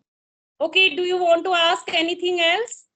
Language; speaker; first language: English; non-native, local second language; Hindi